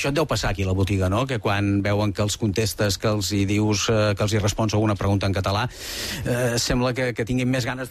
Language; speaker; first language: Catalan; native; Catalan